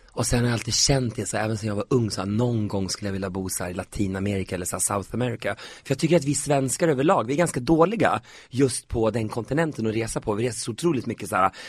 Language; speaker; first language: Swedish; native; Swedish